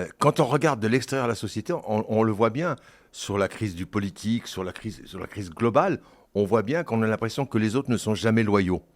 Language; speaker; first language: French; early bilingual, other home language; Kabyle